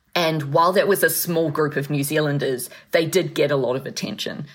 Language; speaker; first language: English; native; English